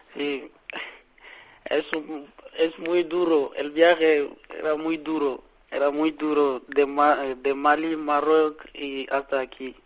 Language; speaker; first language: Spanish; non-native, learner; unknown